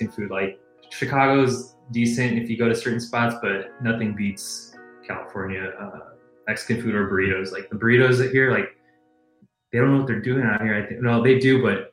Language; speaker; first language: English; native; English